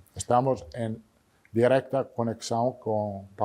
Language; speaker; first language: Portuguese; non-native, fluent; Italian